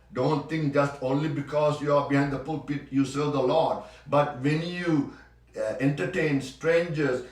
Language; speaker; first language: English; non-native, local second language; Sinhala